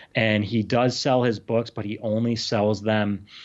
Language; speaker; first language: English; native; English